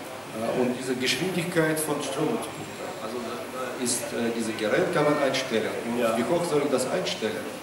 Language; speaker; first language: German; non-native, learner; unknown